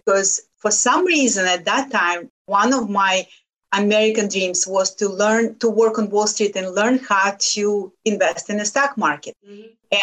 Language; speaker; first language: English; non-native, fluent; Lithuanian